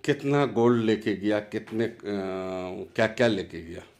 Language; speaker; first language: Hindi; native; Hindi